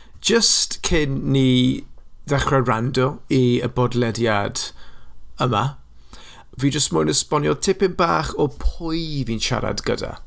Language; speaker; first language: Welsh; non-native, fluent; English